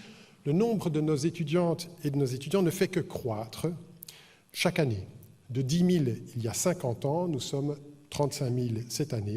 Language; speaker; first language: French; native; French